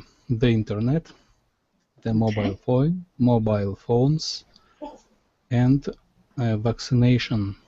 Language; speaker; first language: English; non-native, learner; Spanish